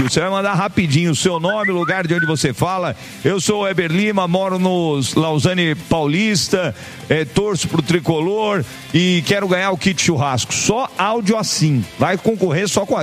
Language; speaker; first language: Portuguese; native; Portuguese